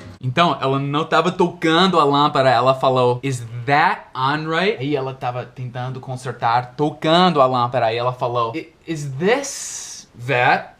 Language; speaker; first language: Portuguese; non-native, fluent; English